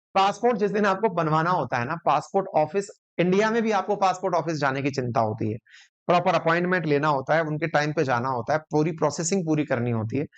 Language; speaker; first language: Hindi; native; Hindi